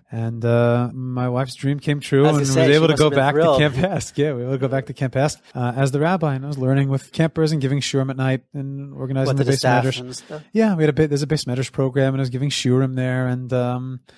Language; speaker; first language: English; native; English